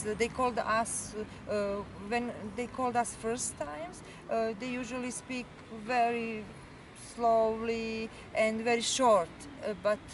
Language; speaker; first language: English; non-native, learner; Serbian